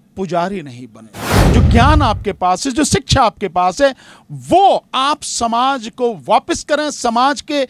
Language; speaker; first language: Hindi; native; Hindi